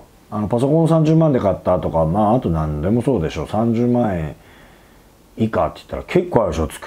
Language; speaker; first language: Japanese; native; Japanese